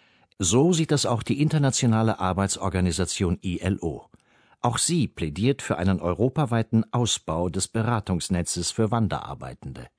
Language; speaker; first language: German; native; German